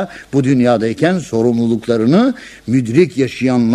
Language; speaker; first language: Turkish; native; Turkish